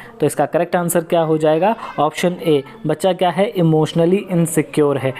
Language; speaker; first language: Hindi; native; Hindi